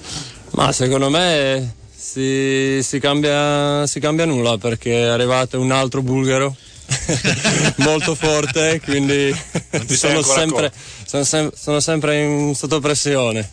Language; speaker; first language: Italian; non-native, fluent; Czech